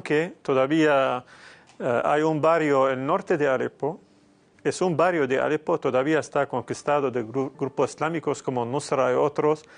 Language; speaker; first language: Spanish; non-native, fluent; Arabic